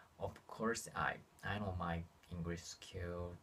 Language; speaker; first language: English; non-native, learner; Japanese